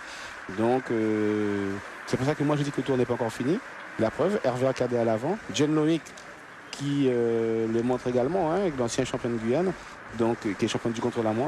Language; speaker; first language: French; native; French